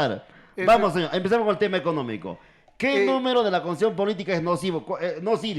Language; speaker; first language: Spanish; native; Spanish